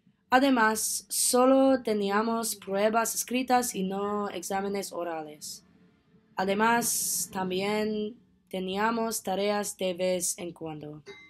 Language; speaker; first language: Spanish; non-native, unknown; English